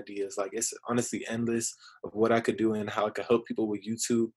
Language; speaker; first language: English; native; English